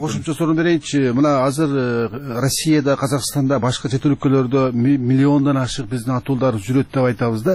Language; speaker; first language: Kyrgyz; native; Kyrgyz